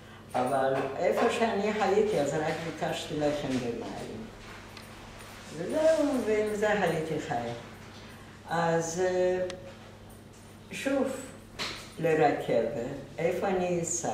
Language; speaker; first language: Hebrew; non-native, fluent; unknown